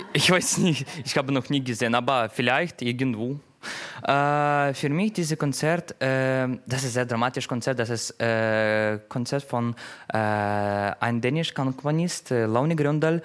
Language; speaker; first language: German; non-native, learner; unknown